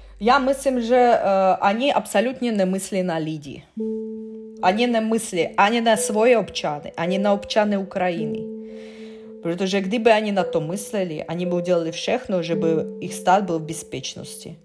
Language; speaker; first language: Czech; non-native, learner; Russian